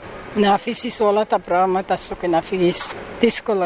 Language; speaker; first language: Greek; early bilingual, heritage; Greek